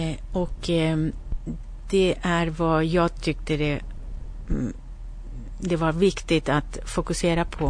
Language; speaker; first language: Swedish; non-native, fluent; Spanish